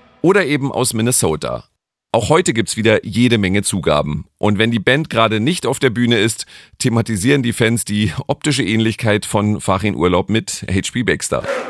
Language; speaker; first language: German; native; German